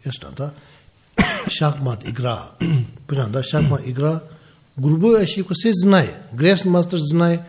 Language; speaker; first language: Russian; non-native, learner; Tibetan